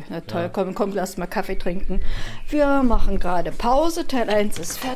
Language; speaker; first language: German; native; German